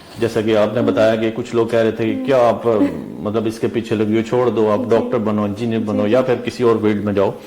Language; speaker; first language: Urdu; native; Urdu